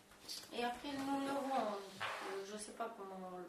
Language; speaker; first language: French; non-native, learner; Romanian